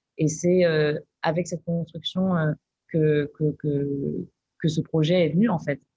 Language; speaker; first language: French; native; French